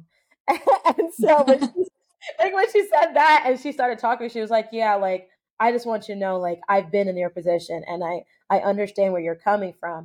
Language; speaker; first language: English; native; English